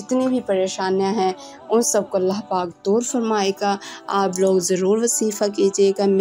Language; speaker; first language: Urdu; native; Urdu